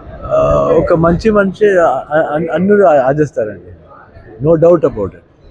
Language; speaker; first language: Telugu; non-native, learner; Kannada